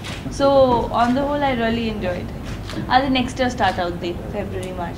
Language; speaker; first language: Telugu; non-native, local second language; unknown